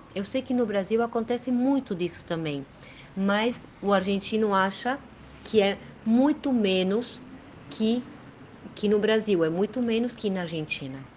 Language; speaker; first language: Portuguese; early bilingual, heritage; Portuguese